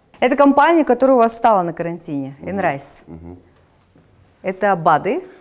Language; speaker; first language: Russian; native; Russian